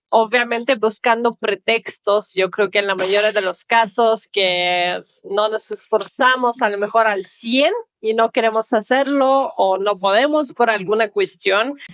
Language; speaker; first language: Spanish; non-native, fluent; Russian